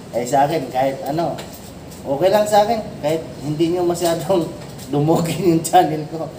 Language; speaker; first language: Filipino; non-native, local second language; Cebuano